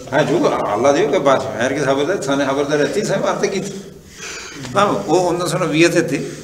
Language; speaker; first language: Turkish; non-native, fluent; Urdu